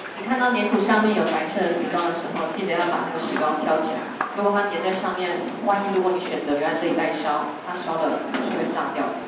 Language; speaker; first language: Chinese; native; Chinese